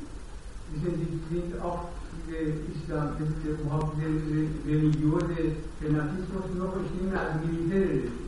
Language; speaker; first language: German; non-native, learner; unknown